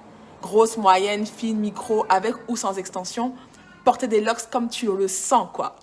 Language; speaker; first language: French; native; French